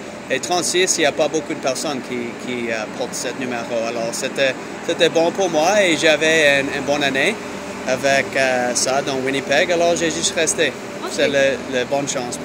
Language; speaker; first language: French; non-native, learner; English